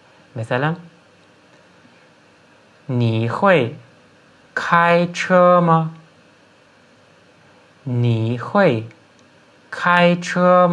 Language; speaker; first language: Chinese; non-native, fluent; Turkmen